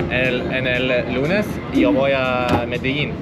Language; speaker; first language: Spanish; non-native, learner; Lithuanian